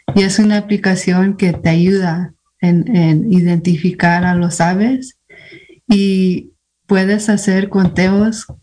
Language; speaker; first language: Spanish; early bilingual, heritage; Spanish